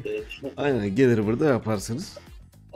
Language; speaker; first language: Turkish; native; Turkish